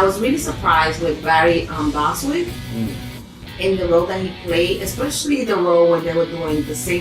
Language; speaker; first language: English; native; English